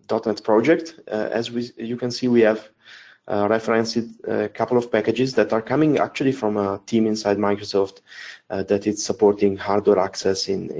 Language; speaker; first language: English; non-native, fluent; Italian